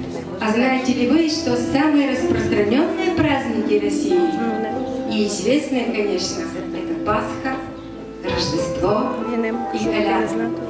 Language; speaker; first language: Russian; non-native, fluent; Bulgarian